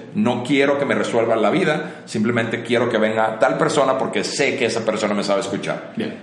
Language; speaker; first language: Spanish; non-native, fluent; Finnish